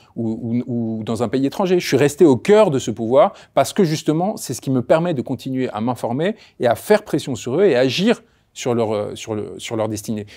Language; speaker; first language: French; early bilingual, other home language; Spanish